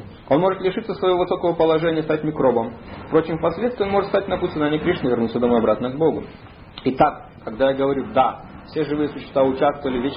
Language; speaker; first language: Russian; native; Russian